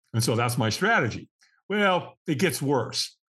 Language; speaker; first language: English; native; English